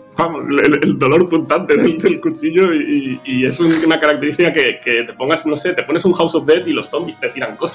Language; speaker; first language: Spanish; native; Spanish